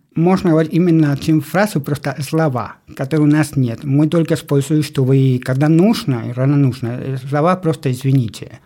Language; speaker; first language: Russian; non-native, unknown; Spanish